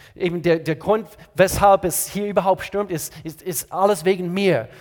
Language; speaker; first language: German; non-native, fluent; English